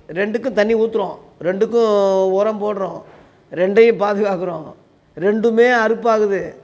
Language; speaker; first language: Tamil; non-native, local second language; Telugu